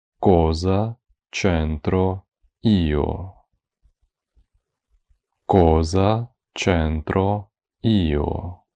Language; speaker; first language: Italian; non-native, fluent; Ukrainian